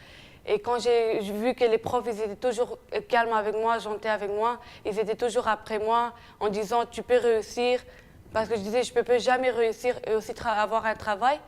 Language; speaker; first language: French; non-native, fluent; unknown